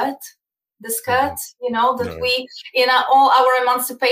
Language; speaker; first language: English; non-native, fluent; Polish